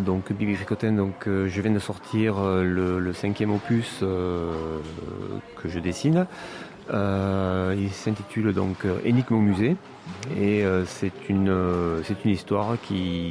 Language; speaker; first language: French; native; French